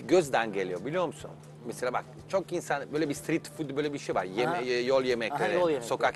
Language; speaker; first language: Turkish; non-native, learner; Italian